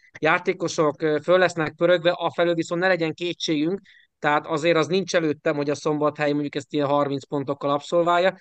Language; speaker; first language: Hungarian; native; Hungarian